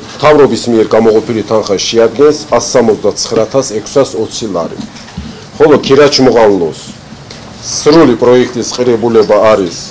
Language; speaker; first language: Georgian; non-native, local second language; Azerbaijani